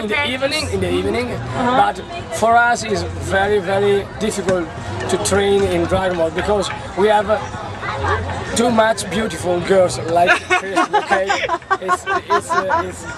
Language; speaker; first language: English; non-native, learner; Italian